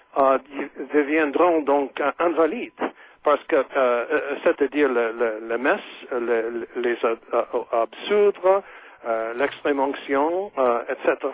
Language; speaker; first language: French; non-native, fluent; English